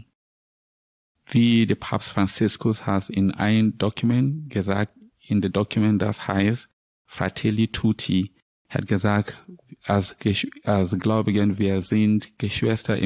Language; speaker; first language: German; non-native, learner; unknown